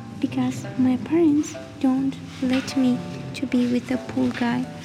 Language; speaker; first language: English; non-native, learner; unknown